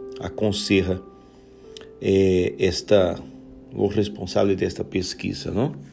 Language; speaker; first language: Portuguese; non-native, learner; Spanish